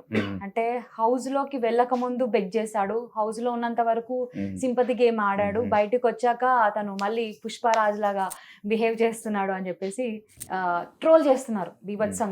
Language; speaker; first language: Telugu; native; Telugu